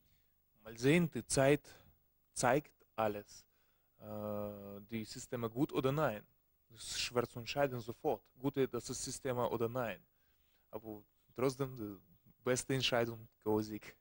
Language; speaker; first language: German; non-native, learner; Russian